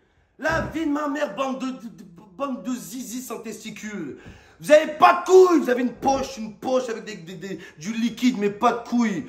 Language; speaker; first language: French; native; French